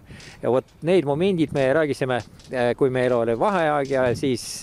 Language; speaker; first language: Estonian; non-native, local second language; Russian